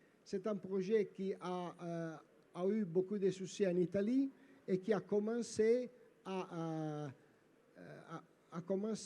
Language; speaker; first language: French; non-native, learner; Italian